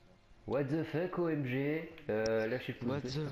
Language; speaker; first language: French; native; French